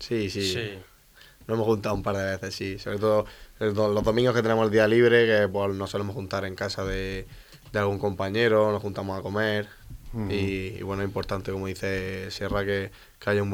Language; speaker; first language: Spanish; native; Spanish